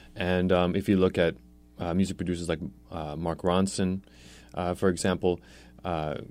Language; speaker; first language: English; native; English